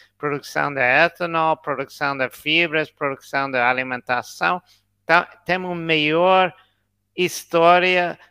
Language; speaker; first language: Portuguese; non-native, learner; English